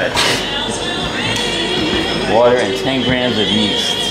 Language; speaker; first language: English; native; English